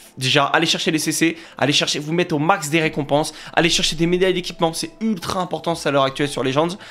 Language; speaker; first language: French; native; French